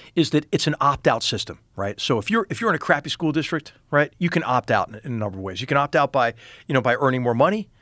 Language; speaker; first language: English; native; English